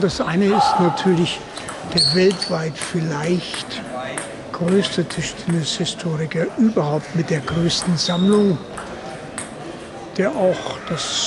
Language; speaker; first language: German; native; German